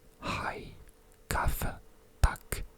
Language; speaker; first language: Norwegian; non-native, learner; French